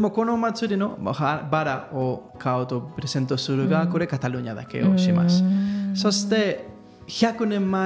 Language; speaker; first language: Japanese; non-native, learner; Catalan